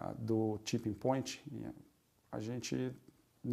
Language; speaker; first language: Portuguese; native; Portuguese